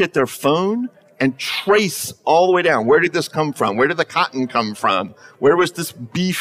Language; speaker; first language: English; native; English